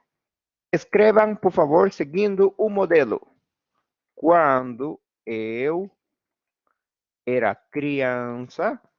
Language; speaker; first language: Portuguese; non-native, fluent; Spanish